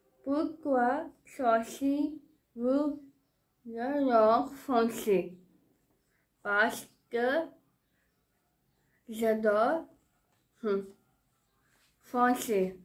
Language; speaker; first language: French; non-native, learner; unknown